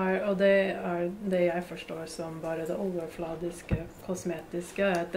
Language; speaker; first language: Norwegian; non-native, fluent; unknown